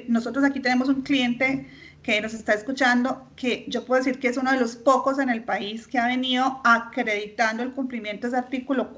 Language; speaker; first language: Spanish; native; Spanish